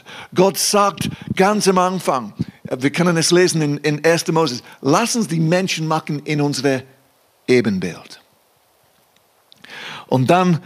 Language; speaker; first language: German; non-native, fluent; English